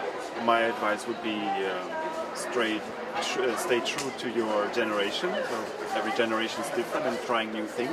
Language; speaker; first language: English; non-native, fluent; German